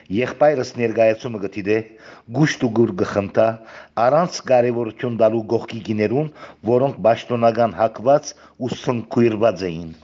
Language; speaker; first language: Armenian; early bilingual, heritage; Armenian